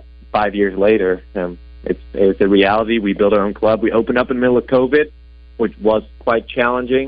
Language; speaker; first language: English; non-native, fluent; Dutch